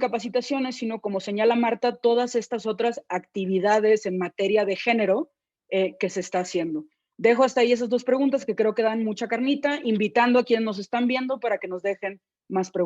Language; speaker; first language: Spanish; native; Spanish